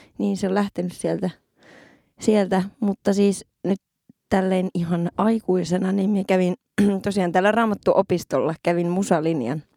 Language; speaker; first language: Finnish; native; Finnish